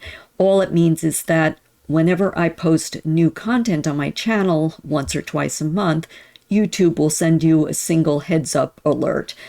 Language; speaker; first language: English; native; English